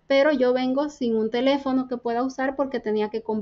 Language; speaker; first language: Spanish; native; Spanish